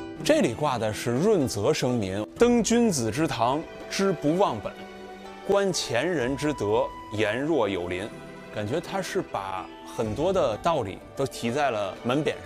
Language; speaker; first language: Chinese; native; Chinese